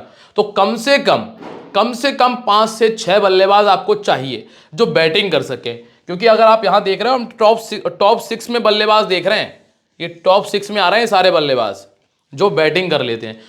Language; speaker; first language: Hindi; native; Hindi